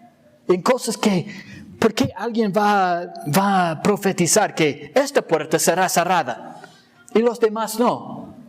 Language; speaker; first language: Spanish; non-native, fluent; English